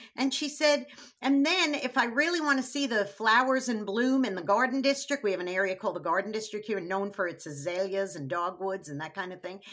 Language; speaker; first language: English; native; English